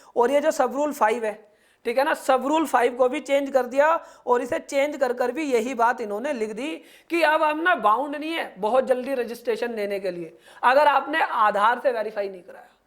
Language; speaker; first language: Hindi; native; Hindi